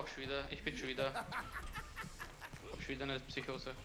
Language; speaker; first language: German; native; German